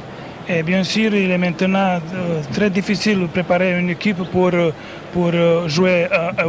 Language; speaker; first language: French; non-native, learner; Serbian